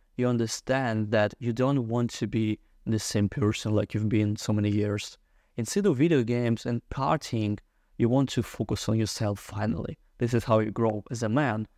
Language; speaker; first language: English; non-native, fluent; Russian